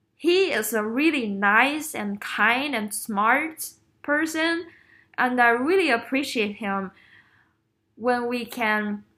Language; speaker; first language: English; non-native, fluent; Chinese